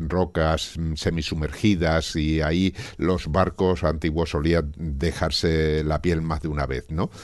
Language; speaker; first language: Spanish; native; Spanish